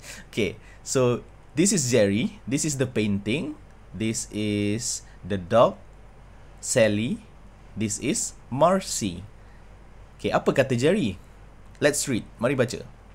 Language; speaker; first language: English; non-native, local second language; Malay